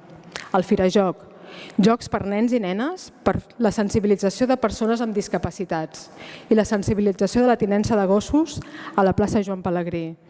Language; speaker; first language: Catalan; native; Catalan